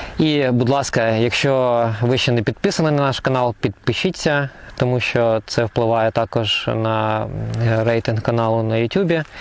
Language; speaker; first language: Ukrainian; non-native, local second language; Russian